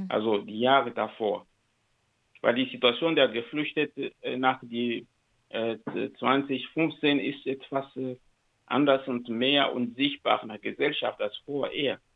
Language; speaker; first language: German; non-native, learner; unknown